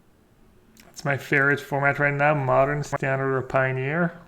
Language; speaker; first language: English; non-native, fluent; French